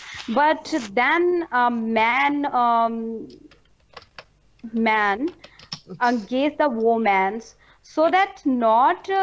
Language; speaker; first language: English; non-native, learner; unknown